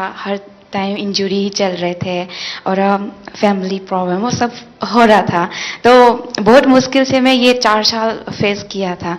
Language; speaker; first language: Hindi; non-native, local second language; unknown